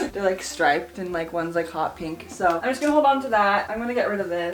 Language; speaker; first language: English; native; English